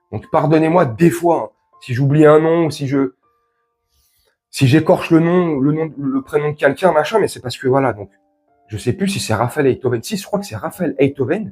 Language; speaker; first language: French; native; French